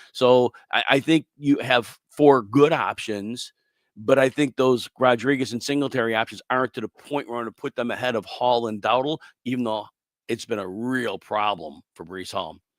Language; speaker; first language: English; native; English